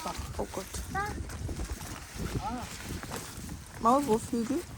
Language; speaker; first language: German; native; German